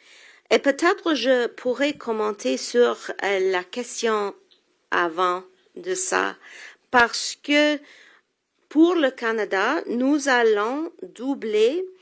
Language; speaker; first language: French; non-native, local second language; English